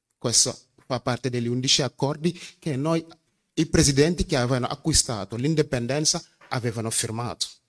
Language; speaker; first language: Italian; non-native, fluent; Wolof